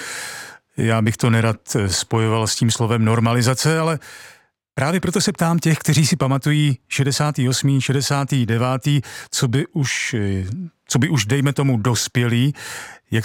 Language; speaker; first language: Czech; native; Czech